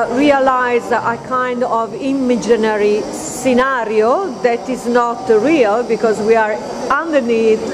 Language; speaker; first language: English; non-native, fluent; Italian